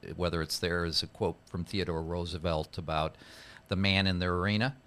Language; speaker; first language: English; native; English